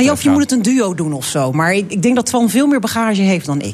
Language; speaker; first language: Dutch; native; Dutch